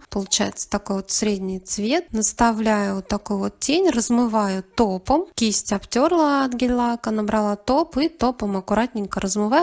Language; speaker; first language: Russian; native; Russian